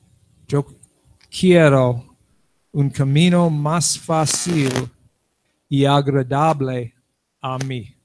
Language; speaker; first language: Spanish; non-native, learner; English